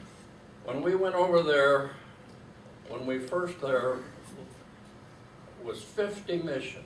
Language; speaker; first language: English; native; English